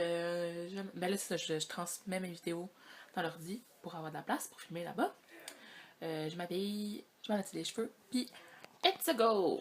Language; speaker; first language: French; native; French